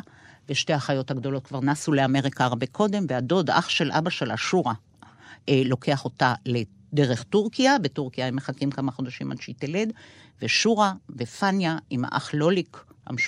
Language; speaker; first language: Hebrew; native; Hebrew